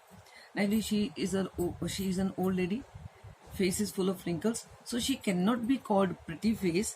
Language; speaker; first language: English; non-native, local second language; Hindi